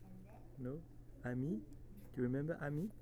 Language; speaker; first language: English; non-native, fluent; French